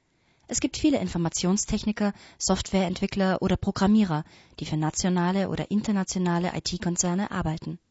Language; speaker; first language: German; native; German